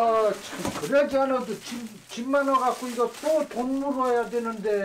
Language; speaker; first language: Korean; native; Korean